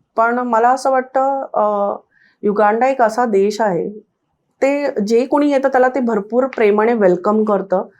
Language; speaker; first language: Marathi; native; Marathi